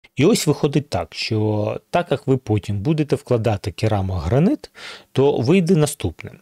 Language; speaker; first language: Ukrainian; non-native, local second language; Russian